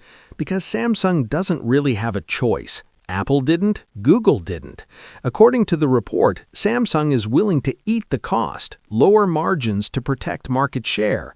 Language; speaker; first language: English; native; English